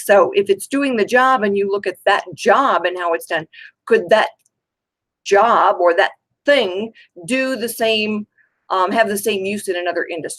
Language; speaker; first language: English; native; English